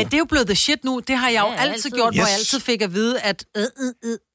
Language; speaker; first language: Danish; native; Danish